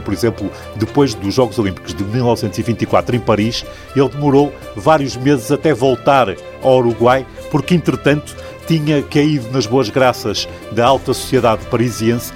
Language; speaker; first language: Portuguese; native; Portuguese